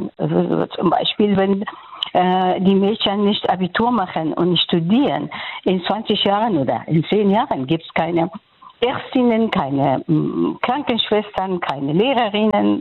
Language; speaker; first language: German; non-native, learner; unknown